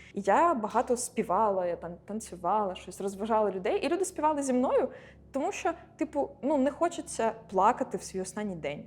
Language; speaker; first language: Ukrainian; non-native, local second language; Russian